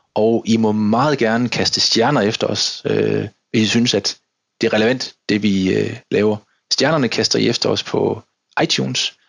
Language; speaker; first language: Danish; native; Danish